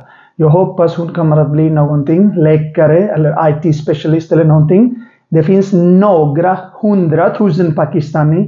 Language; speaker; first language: Swedish; non-native, learner; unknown